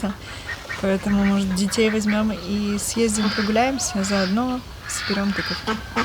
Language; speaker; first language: Russian; native; Russian